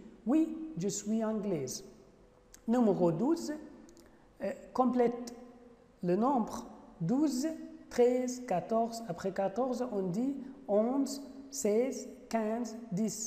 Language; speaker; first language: French; non-native, fluent; Arabic